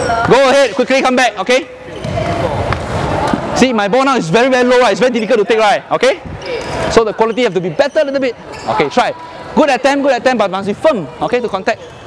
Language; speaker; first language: English; non-native, local second language; Chinese